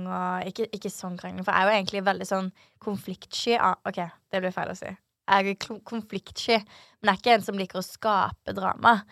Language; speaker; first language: Norwegian; native; Norwegian